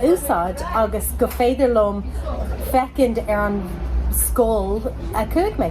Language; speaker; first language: Irish; non-native, local second language; English